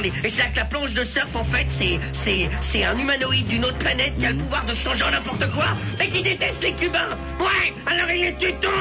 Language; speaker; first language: French; native; French